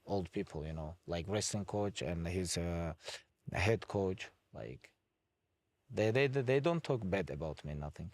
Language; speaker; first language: English; non-native, fluent; Avaric